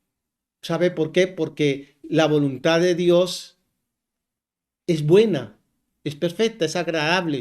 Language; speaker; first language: Spanish; native; Spanish